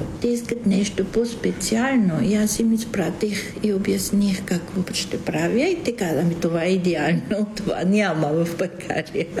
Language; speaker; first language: Bulgarian; non-native, fluent; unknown